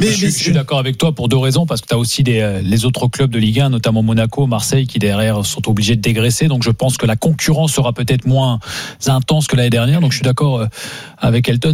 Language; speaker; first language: French; native; French